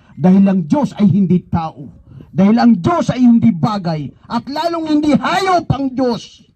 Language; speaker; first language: Filipino; non-native, local second language; Cebuano